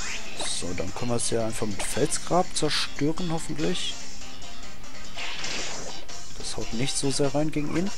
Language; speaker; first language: German; native; German